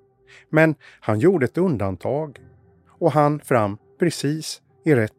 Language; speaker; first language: Swedish; native; Swedish